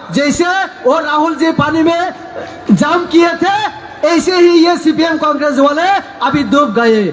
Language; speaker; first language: Hindi; non-native, local second language; Bangla